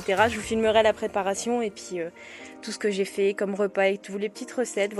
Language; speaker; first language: French; native; French